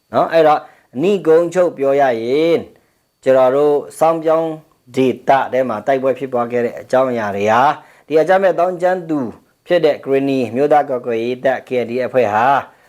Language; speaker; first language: Burmese; non-native, local second language; Pa'o Karen